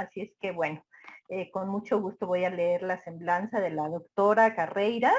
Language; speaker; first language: Spanish; native; Spanish